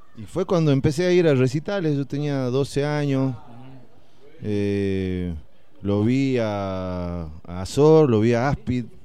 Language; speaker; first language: Spanish; native; Spanish